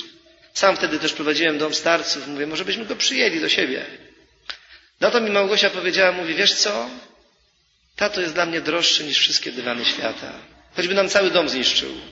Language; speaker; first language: Polish; native; Polish